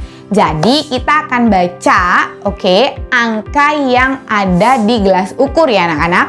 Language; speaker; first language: Indonesian; native; Indonesian